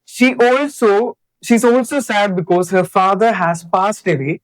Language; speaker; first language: English; non-native, local second language; Malayalam